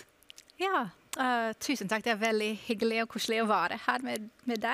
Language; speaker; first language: Norwegian; non-native, learner; English